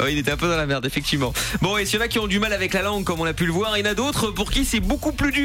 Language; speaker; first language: French; native; French